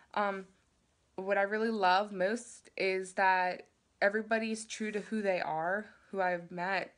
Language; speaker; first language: English; native; English